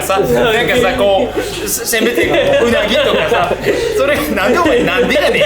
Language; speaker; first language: Japanese; native; Japanese